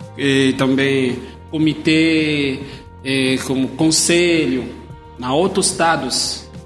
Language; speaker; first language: Portuguese; non-native, fluent; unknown